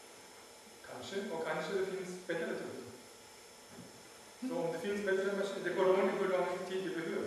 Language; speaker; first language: Swedish; non-native, learner; German